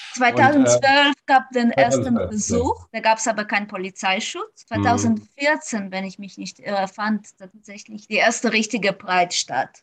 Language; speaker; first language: German; non-native, fluent; Ukrainian